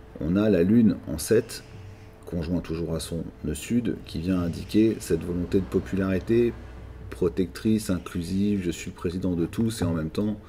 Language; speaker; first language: French; native; French